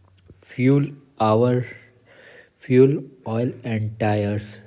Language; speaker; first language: Hindi; native; Hindi